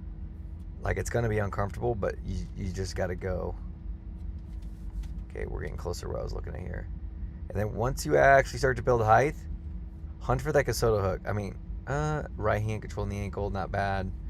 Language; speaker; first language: English; native; English